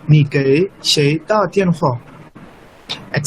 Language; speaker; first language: Chinese; non-native, fluent; Urdu